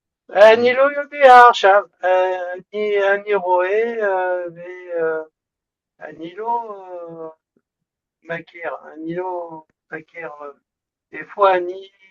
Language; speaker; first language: Hebrew; non-native, learner; French